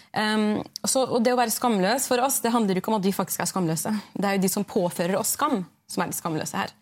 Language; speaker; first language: Norwegian; early bilingual, other home language; Arabic